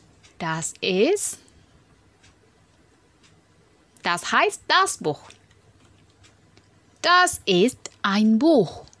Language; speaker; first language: German; non-native, fluent; Indonesian